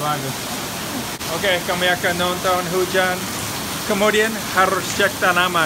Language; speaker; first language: Indonesian; non-native, fluent; English